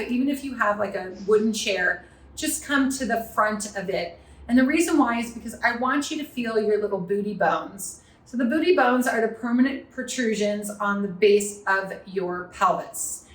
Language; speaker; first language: English; native; English